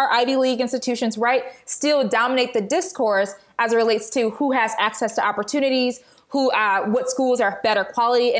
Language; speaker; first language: English; native; English